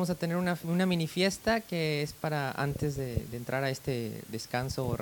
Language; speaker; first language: Spanish; native; Spanish